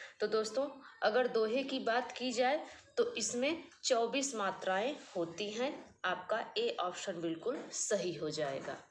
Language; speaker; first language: Hindi; native; Hindi